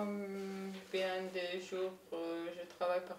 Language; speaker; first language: French; non-native, learner; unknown